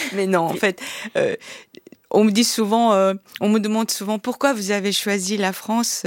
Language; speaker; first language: French; non-native, fluent; Korean